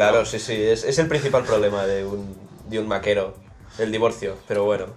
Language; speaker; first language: Spanish; native; Spanish